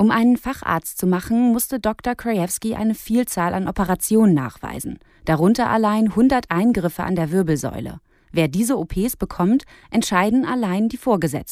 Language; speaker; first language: German; native; German